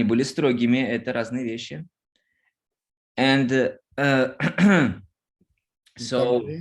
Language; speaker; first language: Russian; native; Russian